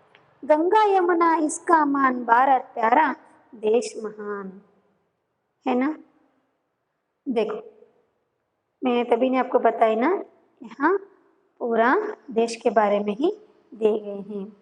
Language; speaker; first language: Hindi; non-native, local second language; Kannada